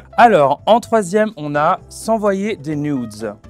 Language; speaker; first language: French; native; French